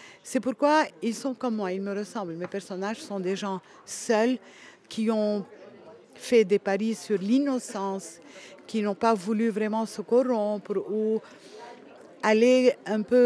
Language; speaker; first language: French; non-native, local second language; Arabic